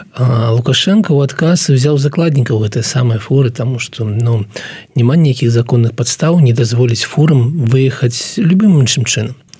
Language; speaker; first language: Belarusian; non-native, local second language; Russian